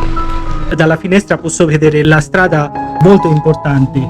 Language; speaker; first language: Italian; non-native, fluent; Bangla